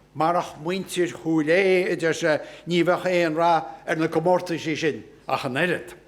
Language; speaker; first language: Irish; native; Irish